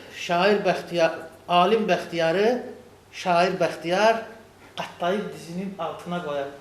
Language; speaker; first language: Azerbaijani; non-native, local second language; Lezghian